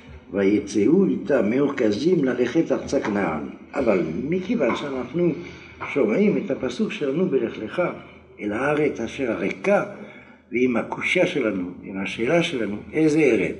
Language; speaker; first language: Hebrew; non-native, fluent; French